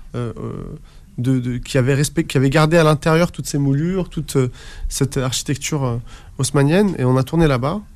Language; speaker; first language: French; early bilingual, other home language; Arabic